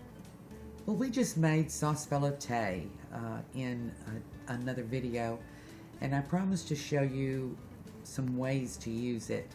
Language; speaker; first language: English; native; English